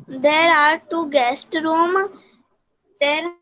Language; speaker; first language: English; non-native, learner; Hindi